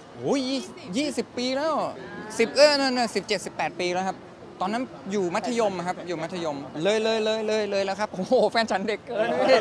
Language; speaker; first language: Thai; native; Thai